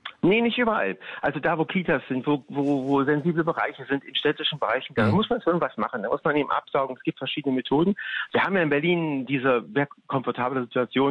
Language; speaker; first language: German; native; German